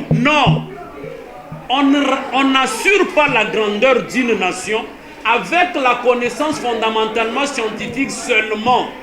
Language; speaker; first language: French; non-native, local second language; Lingala